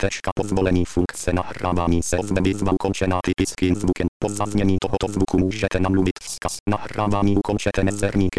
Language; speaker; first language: Czech; native; Czech